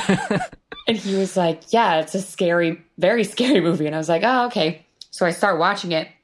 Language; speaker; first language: English; native; English